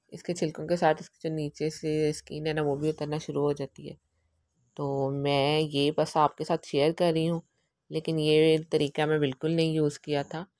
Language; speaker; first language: Urdu; native; Urdu